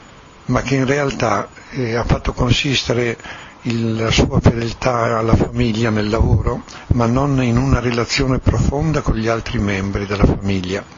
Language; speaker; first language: Italian; native; Italian